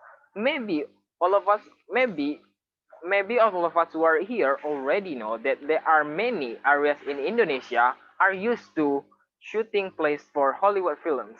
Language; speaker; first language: English; non-native, local second language; Indonesian